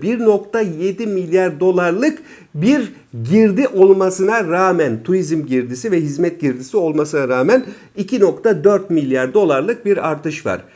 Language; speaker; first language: Turkish; native; Turkish